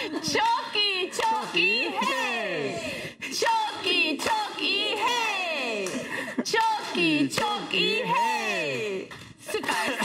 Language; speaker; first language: Turkish; native; Turkish